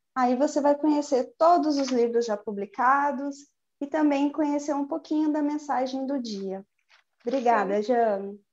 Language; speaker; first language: Portuguese; native; Portuguese